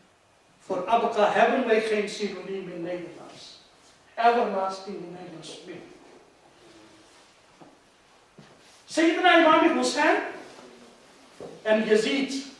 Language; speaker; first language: Dutch; non-native, fluent; Urdu